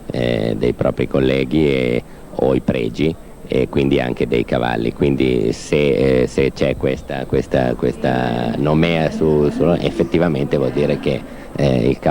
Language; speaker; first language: Italian; native; Italian